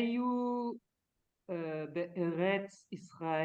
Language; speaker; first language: Hebrew; non-native, learner; French